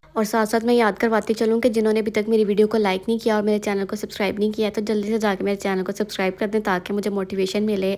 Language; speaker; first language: Urdu; non-native, local second language; Punjabi